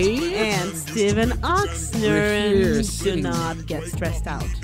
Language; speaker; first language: English; non-native, fluent; Armenian